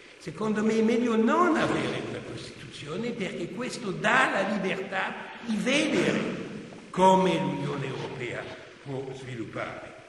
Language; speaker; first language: Italian; non-native, fluent; French